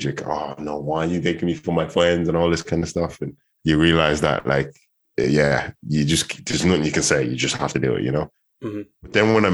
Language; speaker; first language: English; native; English